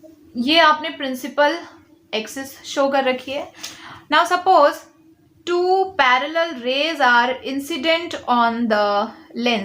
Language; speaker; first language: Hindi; native; Hindi